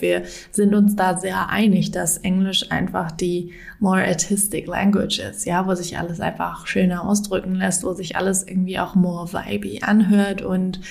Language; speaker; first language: German; native; German